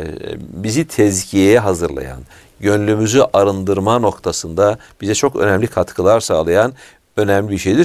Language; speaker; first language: Turkish; native; Turkish